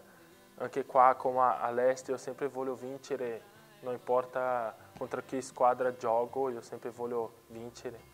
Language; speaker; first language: Italian; non-native, learner; Portuguese